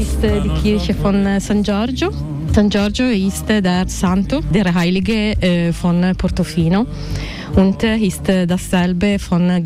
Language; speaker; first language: German; non-native, learner; Italian